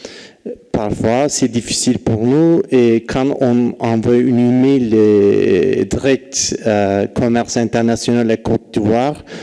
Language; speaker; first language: French; non-native, learner; Turkish